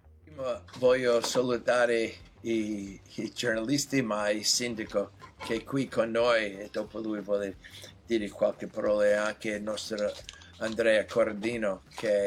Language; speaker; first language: Italian; non-native, learner; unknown